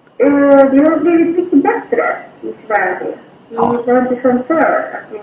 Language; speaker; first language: Swedish; non-native, fluent; Thai